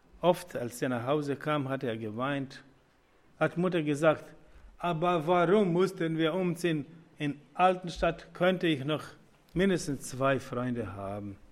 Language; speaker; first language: German; non-native, learner; Croatian